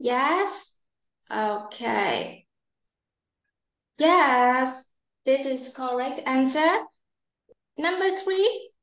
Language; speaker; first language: English; non-native, learner; Vietnamese